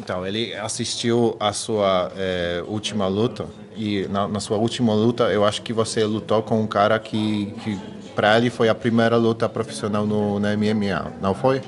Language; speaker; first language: Portuguese; non-native, fluent; Polish